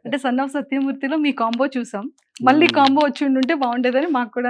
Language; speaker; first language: Telugu; native; Telugu